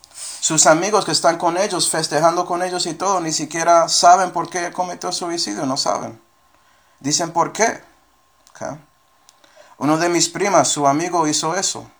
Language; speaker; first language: Spanish; early bilingual, heritage; Spanish